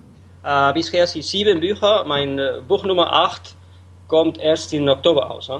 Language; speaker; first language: German; non-native, fluent; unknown